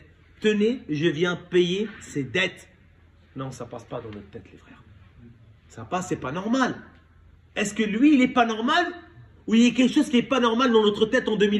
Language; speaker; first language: French; native; French